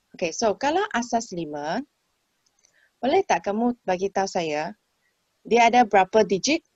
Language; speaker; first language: Malay; non-native, local second language; Chinese